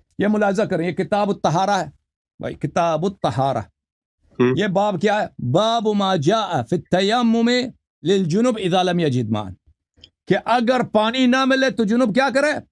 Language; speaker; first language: Urdu; native; Urdu